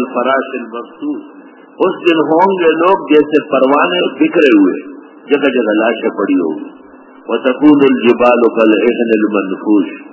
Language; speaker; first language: Urdu; non-native, local second language; Pashto